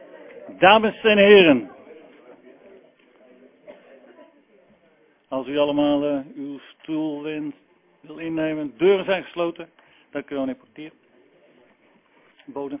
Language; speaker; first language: Dutch; native; Dutch